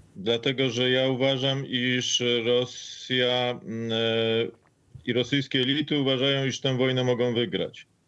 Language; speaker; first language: Polish; native; Polish